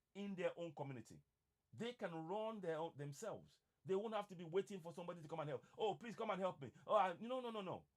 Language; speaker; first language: English; non-native, local second language; Yoruba